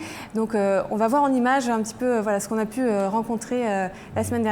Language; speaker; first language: French; native; French